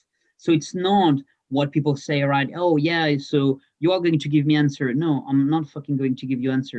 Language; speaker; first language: English; non-native, fluent; French